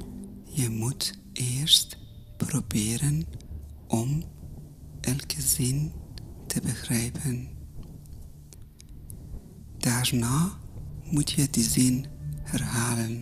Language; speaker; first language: Dutch; non-native, fluent; Persian